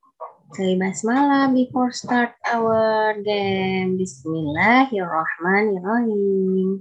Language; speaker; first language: English; non-native, learner; Indonesian